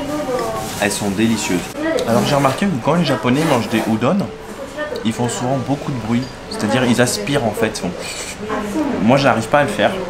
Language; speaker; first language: French; native; French